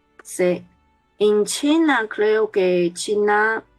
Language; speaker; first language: Spanish; non-native, learner; Chinese